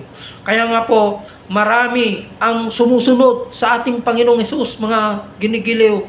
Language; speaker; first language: Filipino; native; Filipino